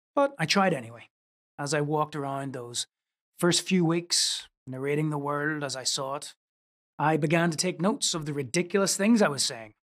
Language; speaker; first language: English; native; English